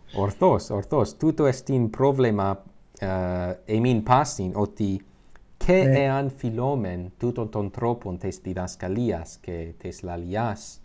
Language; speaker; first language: Greek; non-native, learner; English